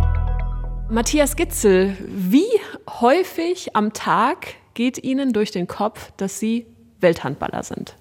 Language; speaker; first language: German; native; German